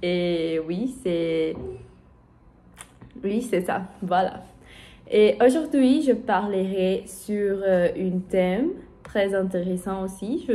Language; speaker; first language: French; non-native, learner; Portuguese